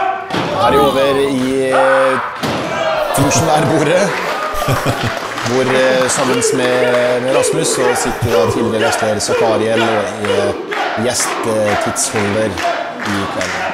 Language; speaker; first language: Norwegian; native; Norwegian